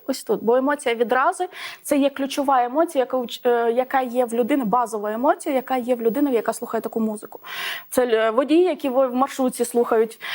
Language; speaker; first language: Ukrainian; non-native, local second language; Russian